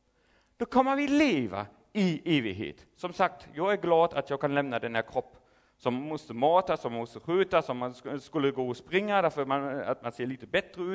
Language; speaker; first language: Swedish; non-native, fluent; German